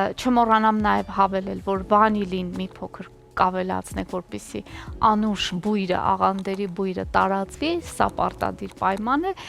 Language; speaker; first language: Armenian; native; Armenian